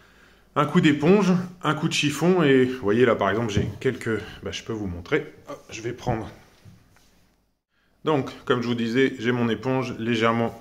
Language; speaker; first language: French; native; French